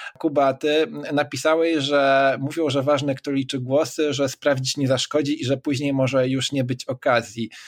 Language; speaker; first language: Polish; native; Polish